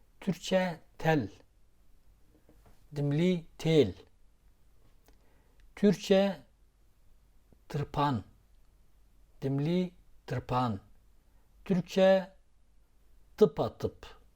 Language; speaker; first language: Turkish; non-native, local second language; Zaza